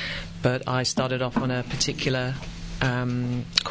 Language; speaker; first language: English; native; English